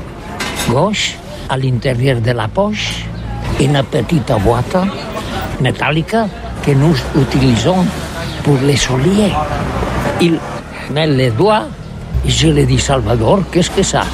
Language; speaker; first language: French; non-native, learner; Catalan